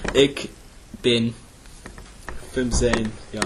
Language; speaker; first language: German; non-native, learner; English